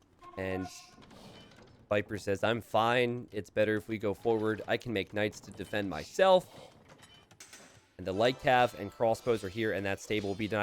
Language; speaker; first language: English; native; English